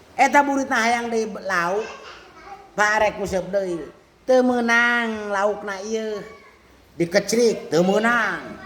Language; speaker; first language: Sundanese; native; Sundanese